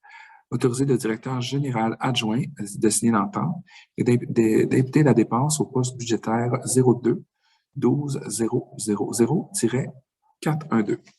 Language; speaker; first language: French; native; French